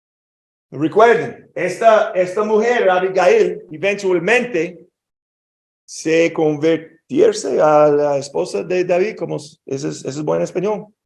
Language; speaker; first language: Spanish; non-native, fluent; English